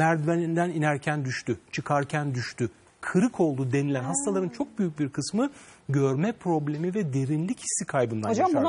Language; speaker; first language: Turkish; native; Turkish